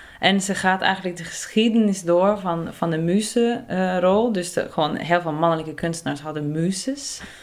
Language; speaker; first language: Dutch; non-native, fluent; Norwegian